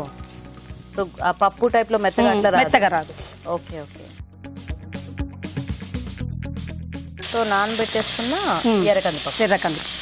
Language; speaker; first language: Telugu; native; Telugu